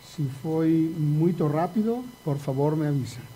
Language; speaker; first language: Portuguese; non-native, learner; Spanish